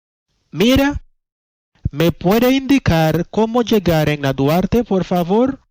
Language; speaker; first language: Spanish; non-native, fluent; Haitian Creole